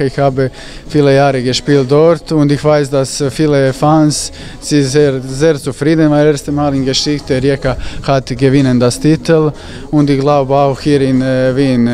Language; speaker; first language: German; non-native, learner; Croatian